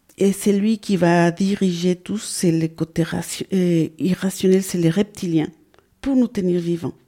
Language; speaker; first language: French; non-native, fluent; Spanish